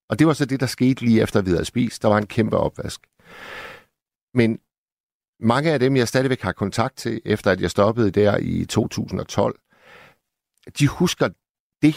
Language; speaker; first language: Danish; native; Danish